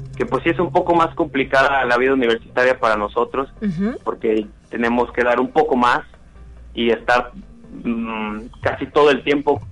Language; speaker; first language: Spanish; native; Spanish